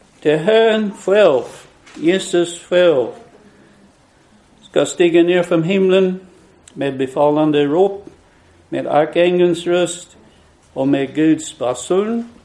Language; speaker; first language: Swedish; non-native, fluent; English